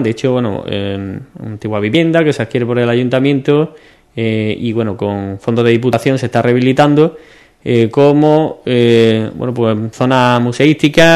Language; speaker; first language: Spanish; native; Spanish